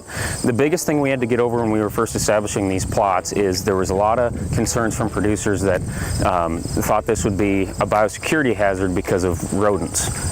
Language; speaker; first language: English; native; English